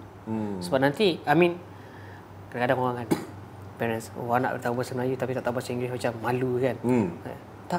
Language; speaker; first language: Malay; native; Malay